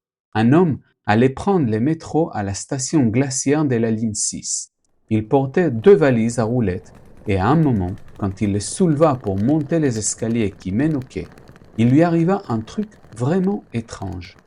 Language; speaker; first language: French; non-native, fluent; Spanish